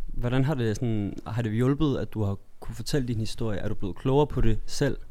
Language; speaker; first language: Danish; early bilingual, other home language; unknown